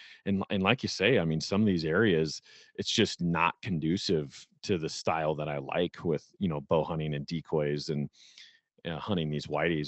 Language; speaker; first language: English; native; English